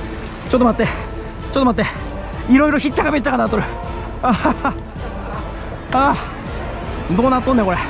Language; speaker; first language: Japanese; native; Japanese